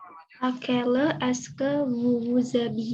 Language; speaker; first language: French; non-native, learner; Indonesian